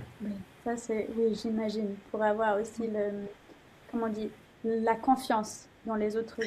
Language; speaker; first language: French; non-native, fluent; English